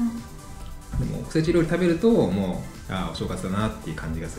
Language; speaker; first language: Japanese; native; Japanese